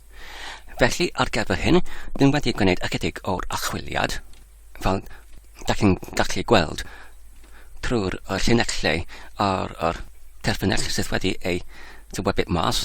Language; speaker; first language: Welsh; non-native, fluent; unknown